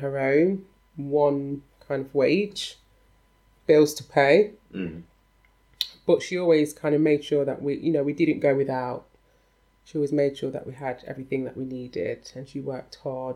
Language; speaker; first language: English; native; English